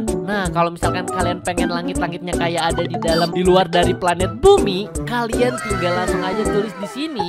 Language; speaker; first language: Indonesian; native; Indonesian